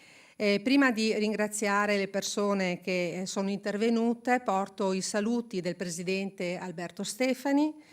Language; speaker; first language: Italian; native; Italian